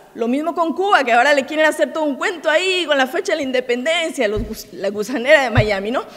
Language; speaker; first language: Spanish; native; Spanish